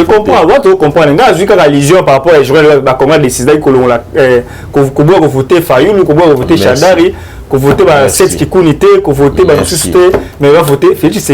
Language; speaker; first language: French; non-native, local second language; Lingala